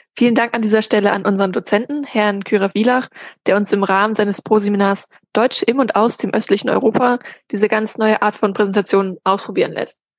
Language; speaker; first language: German; native; German